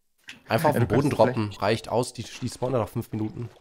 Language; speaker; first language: German; native; German